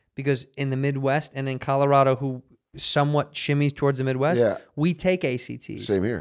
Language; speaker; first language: English; native; English